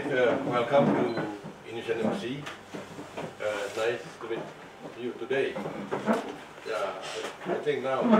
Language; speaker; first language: English; non-native, fluent; Indonesian